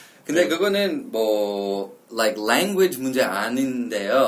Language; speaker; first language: Korean; non-native, learner; English